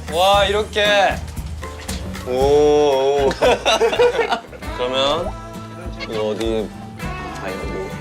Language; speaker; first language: Korean; non-native, fluent; Japanese